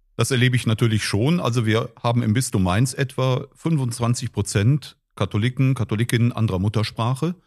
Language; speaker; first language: German; native; German